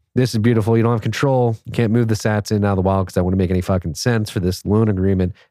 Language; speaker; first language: English; native; English